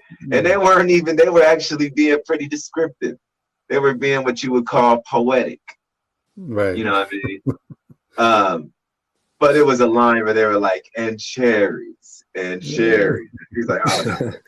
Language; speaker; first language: English; native; English